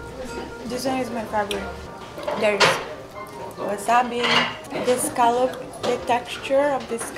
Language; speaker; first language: English; non-native, fluent; Italian